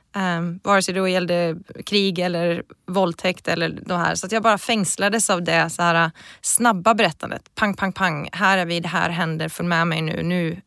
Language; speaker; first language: Swedish; native; Swedish